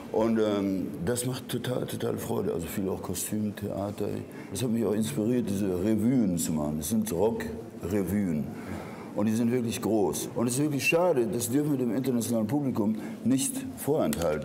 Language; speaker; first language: German; native; German